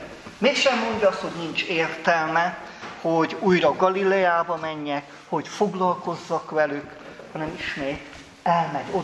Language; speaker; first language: Hungarian; native; Hungarian